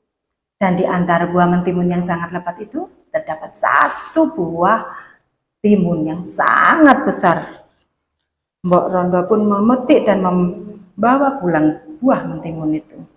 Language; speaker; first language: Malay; non-native, local second language; Javanese